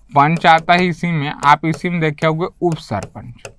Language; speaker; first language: Hindi; native; Hindi